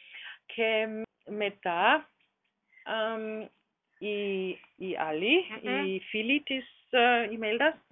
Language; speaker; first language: Greek; non-native, learner; German